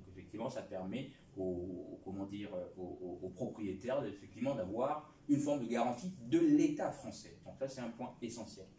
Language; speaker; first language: French; non-native, local second language; Lingala